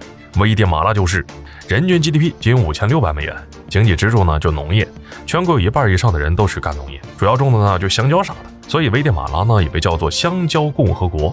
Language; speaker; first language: Chinese; native; Chinese